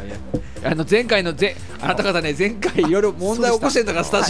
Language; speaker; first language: Japanese; native; Japanese